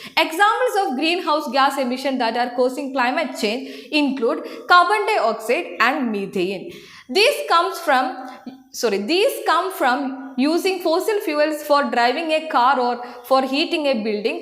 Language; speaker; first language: English; non-native, local second language; Malayalam